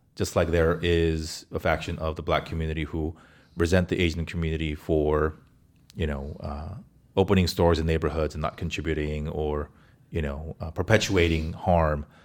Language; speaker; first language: English; early bilingual, other home language; Korean